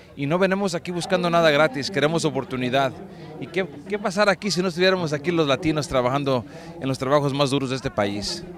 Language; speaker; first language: Spanish; early bilingual, heritage; Spanish